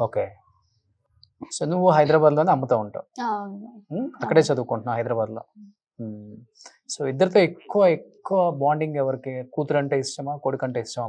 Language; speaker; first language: Telugu; native; Telugu